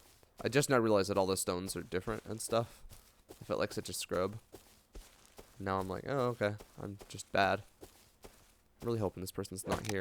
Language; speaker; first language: English; native; English